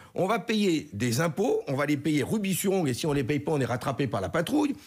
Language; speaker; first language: French; native; French